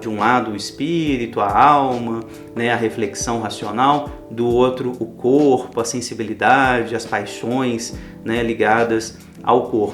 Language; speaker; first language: Portuguese; native; Portuguese